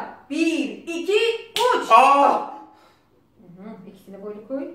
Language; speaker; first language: Turkish; non-native, learner; Azerbaijani